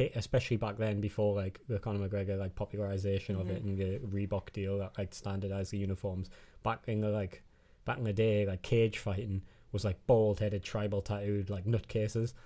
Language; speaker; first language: English; native; English